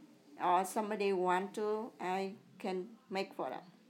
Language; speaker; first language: English; early bilingual, other home language; Vietnamese